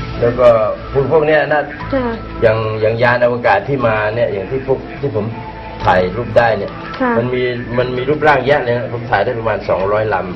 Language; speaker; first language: Thai; native; Thai